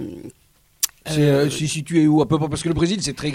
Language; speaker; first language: French; native; French